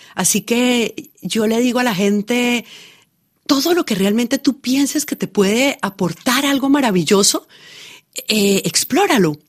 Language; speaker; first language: Spanish; native; Spanish